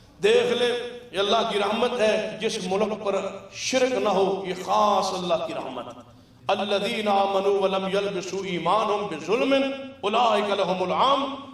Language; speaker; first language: Urdu; non-native, local second language; Punjabi